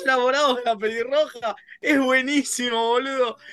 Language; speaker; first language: Spanish; native; Spanish